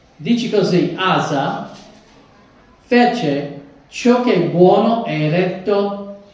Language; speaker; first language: Italian; non-native, fluent; English